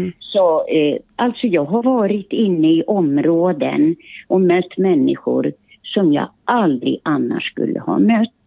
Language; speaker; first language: Swedish; early bilingual, other home language; Finnish